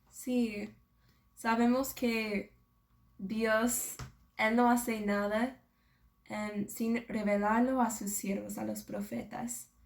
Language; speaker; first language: Spanish; non-native, fluent; English